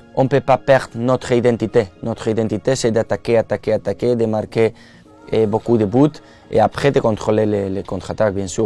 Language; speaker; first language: French; non-native, fluent; Spanish